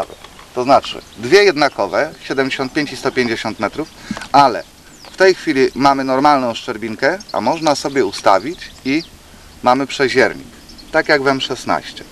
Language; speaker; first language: Polish; native; Polish